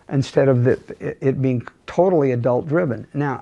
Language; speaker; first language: English; native; English